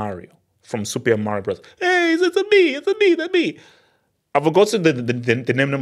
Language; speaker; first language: English; native; English